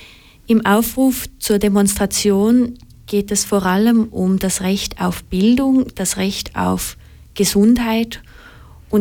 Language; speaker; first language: German; native; German